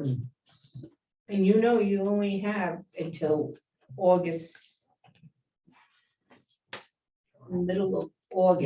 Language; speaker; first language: English; native; English